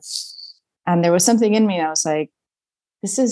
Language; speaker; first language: English; non-native, fluent; Spanish